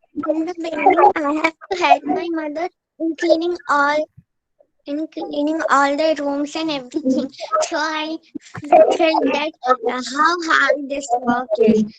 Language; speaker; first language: English; non-native, learner; Hindi